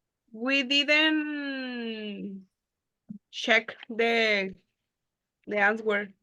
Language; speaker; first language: English; non-native, learner; Spanish